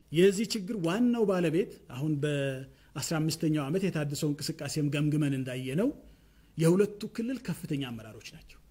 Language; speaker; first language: Amharic; non-native, local second language; Wolaytta